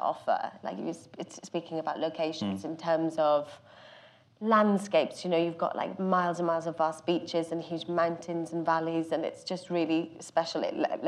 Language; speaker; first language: English; native; English